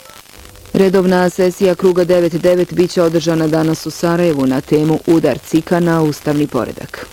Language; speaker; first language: Bosnian; native; Bosnian